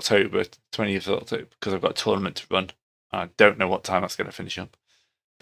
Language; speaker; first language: English; native; English